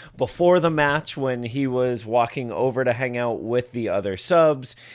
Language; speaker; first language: English; native; English